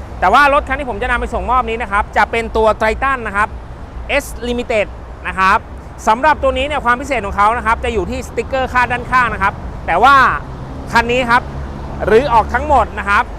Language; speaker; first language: Thai; native; Thai